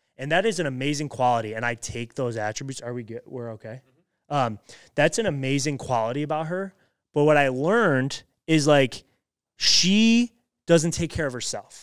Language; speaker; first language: English; native; English